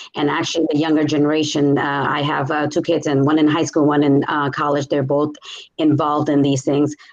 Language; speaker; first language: English; native; English